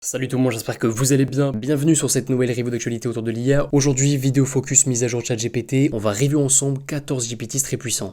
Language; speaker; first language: French; native; French